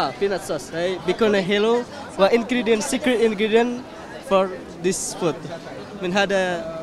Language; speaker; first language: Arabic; non-native, learner; Indonesian